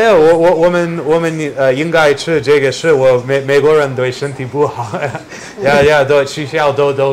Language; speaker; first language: Chinese; non-native, learner; English